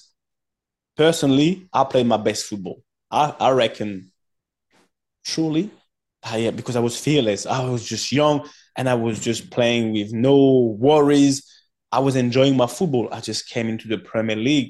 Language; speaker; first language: English; non-native, fluent; French